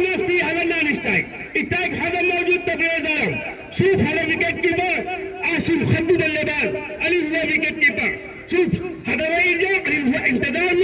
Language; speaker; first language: Arabic; non-native, learner; Hindi